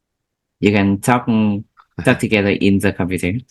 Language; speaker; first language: English; non-native, learner; Vietnamese